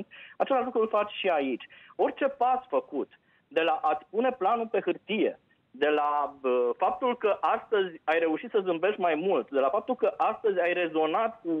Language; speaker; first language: Romanian; native; Romanian